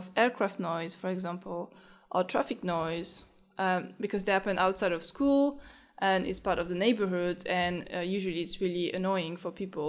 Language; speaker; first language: English; non-native, fluent; French